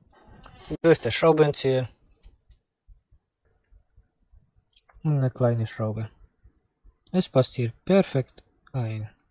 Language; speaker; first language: German; non-native, fluent; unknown